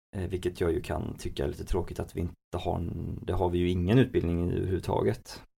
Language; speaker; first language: Swedish; native; Swedish